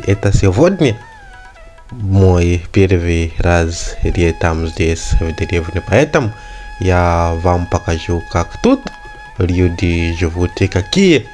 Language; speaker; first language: Russian; non-native, learner; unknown